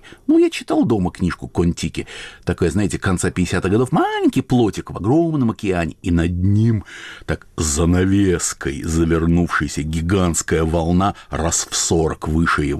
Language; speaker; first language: Russian; native; Russian